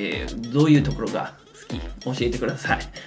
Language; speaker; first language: Japanese; non-native, fluent; English